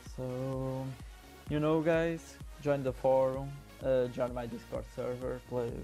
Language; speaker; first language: English; non-native, fluent; Portuguese